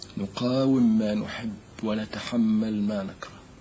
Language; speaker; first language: Arabic; native; Arabic